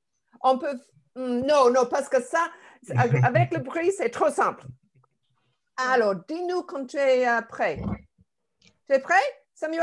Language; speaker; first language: French; non-native, fluent; English